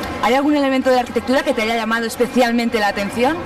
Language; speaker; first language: Spanish; native; Spanish